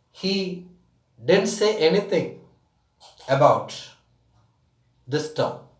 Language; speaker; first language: English; non-native, local second language; Tamil